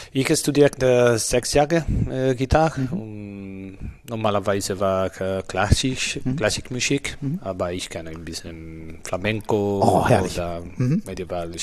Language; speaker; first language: German; non-native, learner; Spanish